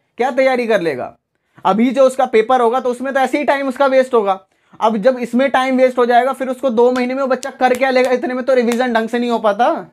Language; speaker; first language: Hindi; native; Hindi